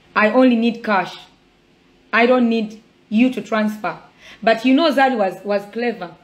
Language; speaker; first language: English; non-native, local second language; Swahili